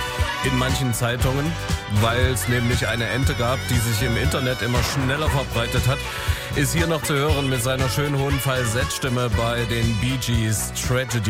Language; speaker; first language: German; native; German